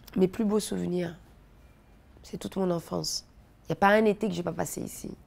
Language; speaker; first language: French; native; French